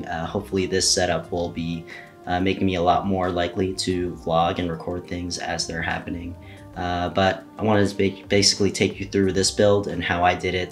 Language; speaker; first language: English; native; English